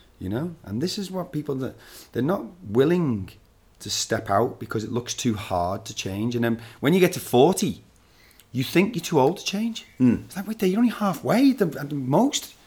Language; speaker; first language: English; native; English